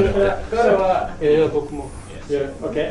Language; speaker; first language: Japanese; non-native, learner; English